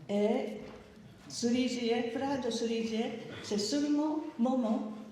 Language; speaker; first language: French; non-native, learner; Japanese